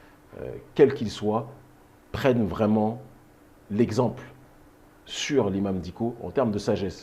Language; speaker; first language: French; native; French